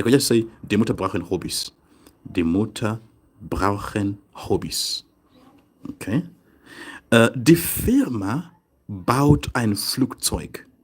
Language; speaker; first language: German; non-native, fluent; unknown